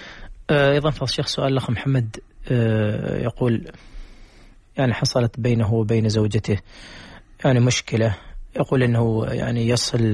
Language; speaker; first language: Arabic; native; Arabic